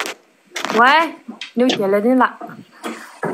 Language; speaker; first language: Chinese; native; Chinese